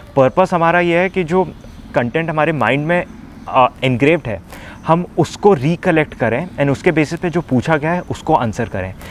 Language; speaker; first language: Hindi; native; Hindi